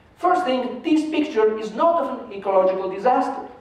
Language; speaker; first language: English; non-native, fluent; Spanish